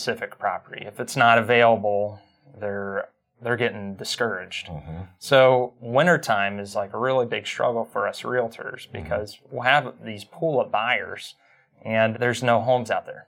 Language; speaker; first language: English; native; English